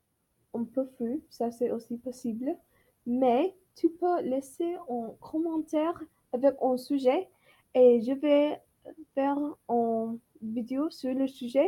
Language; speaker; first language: French; non-native, learner; English